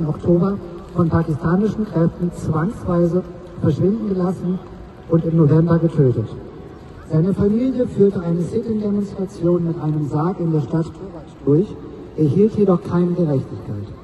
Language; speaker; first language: German; non-native, learner; Baluchi